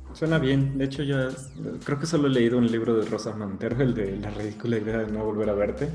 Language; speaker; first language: Spanish; early bilingual, heritage; Spanish